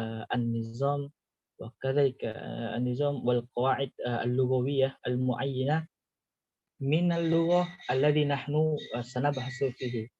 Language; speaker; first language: Arabic; non-native, learner; Indonesian